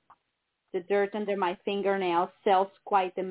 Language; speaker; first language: English; non-native, fluent; Spanish